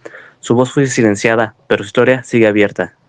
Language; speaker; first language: Spanish; native; Spanish